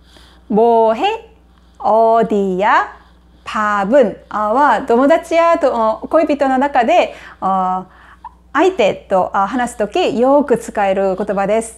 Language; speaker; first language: Japanese; non-native, fluent; Korean